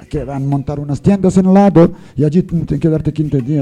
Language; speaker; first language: Spanish; non-native, learner; English